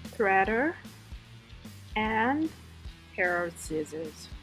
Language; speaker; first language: English; native; English